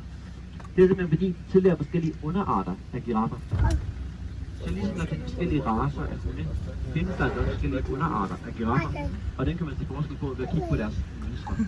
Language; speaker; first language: Danish; native; Danish